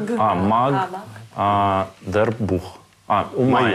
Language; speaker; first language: German; non-native, learner; Russian